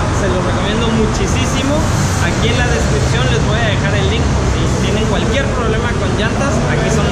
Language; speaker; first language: Spanish; native; Spanish